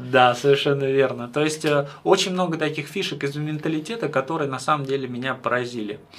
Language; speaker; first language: Russian; native; Russian